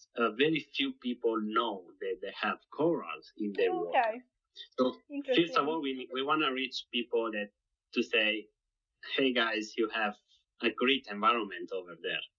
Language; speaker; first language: English; non-native, fluent; Italian